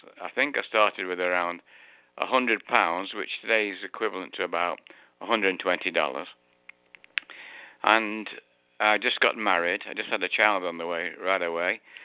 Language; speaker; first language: English; native; English